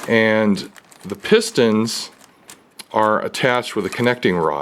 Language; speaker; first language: English; native; English